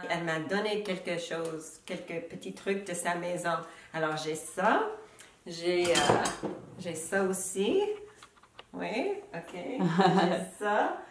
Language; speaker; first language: French; non-native, fluent; English